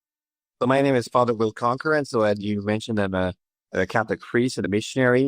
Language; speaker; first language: English; non-native, fluent; French